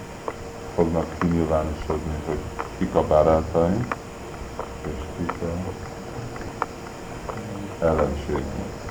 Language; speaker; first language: Hungarian; early bilingual, heritage; Hungarian